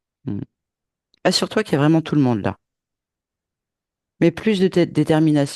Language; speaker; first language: French; native; French